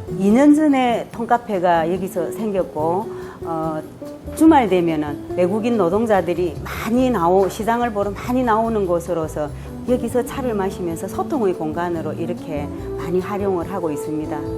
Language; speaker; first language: Korean; native; Korean